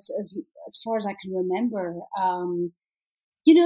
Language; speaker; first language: English; native; English